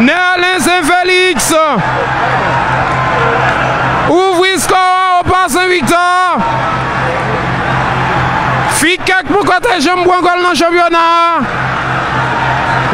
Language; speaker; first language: French; non-native, local second language; Haitian Creole